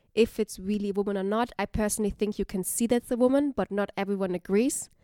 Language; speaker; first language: English; non-native, fluent; German